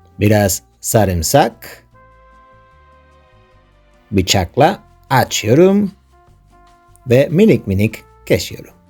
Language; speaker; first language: Turkish; non-native, learner; Spanish